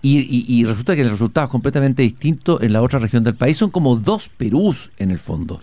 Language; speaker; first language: Spanish; native; Spanish